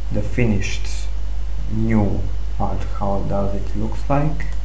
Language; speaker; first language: English; non-native, fluent; Serbian